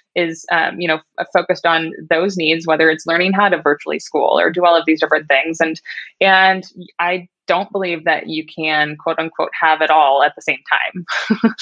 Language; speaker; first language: English; native; English